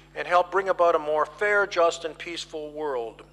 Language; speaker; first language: English; native; English